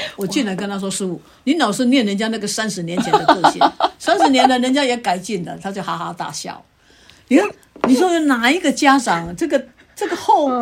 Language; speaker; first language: Chinese; non-native, local second language; Min Nan Chinese